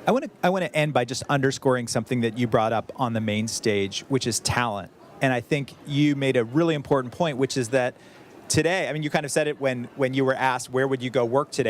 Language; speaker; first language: English; native; English